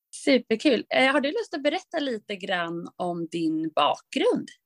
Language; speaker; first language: Swedish; native; Swedish